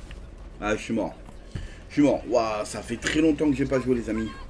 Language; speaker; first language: French; native; French